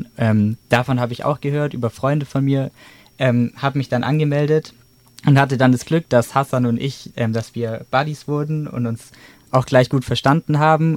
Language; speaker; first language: German; native; German